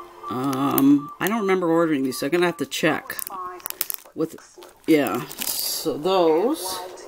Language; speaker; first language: English; native; English